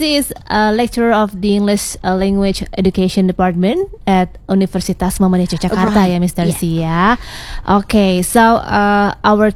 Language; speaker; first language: English; non-native, learner; Sundanese